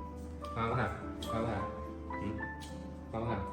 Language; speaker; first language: Vietnamese; native; Vietnamese